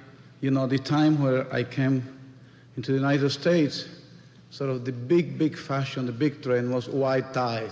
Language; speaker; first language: English; non-native, fluent; Spanish